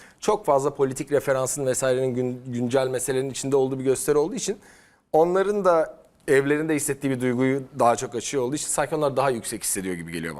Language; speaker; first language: Turkish; native; Turkish